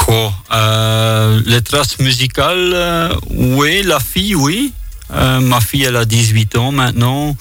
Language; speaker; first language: French; non-native, local second language; Dutch